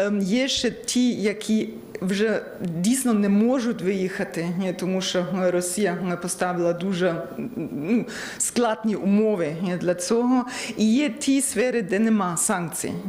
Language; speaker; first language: Ukrainian; non-native, learner; German